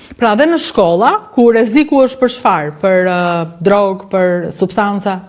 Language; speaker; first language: Albanian; native; Albanian